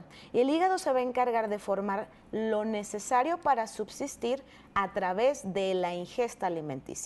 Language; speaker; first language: Spanish; native; Spanish